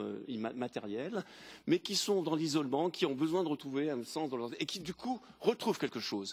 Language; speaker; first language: French; native; French